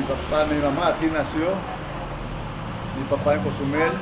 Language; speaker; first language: Spanish; native; Spanish